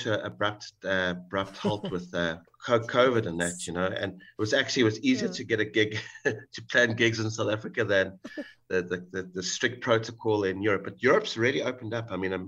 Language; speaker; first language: English; native; English